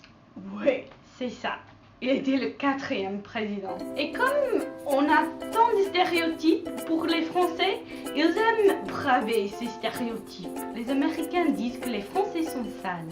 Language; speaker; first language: French; non-native, learner; English